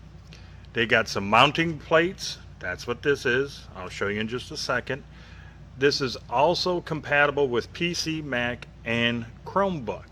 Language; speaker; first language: English; native; English